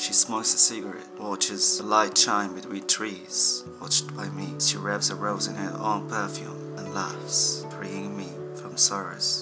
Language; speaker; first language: English; early bilingual, other home language; Arabic